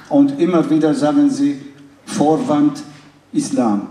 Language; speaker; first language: German; non-native, fluent; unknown